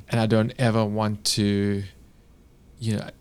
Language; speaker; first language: English; native; English